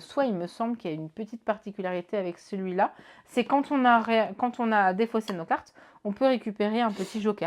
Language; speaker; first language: French; native; French